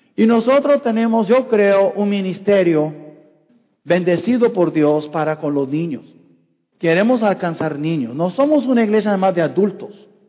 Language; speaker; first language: Spanish; non-native, fluent; English